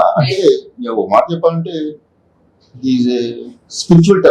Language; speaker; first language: Telugu; native; Telugu